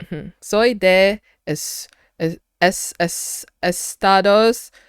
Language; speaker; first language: Spanish; non-native, learner; English